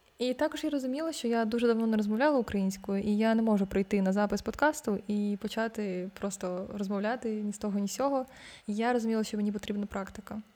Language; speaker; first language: Ukrainian; non-native, local second language; Russian